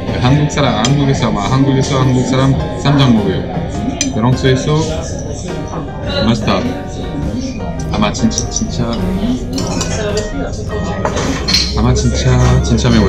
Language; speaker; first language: Korean; non-native, learner; French